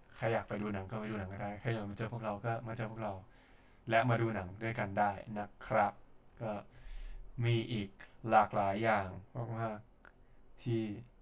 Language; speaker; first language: Thai; native; Thai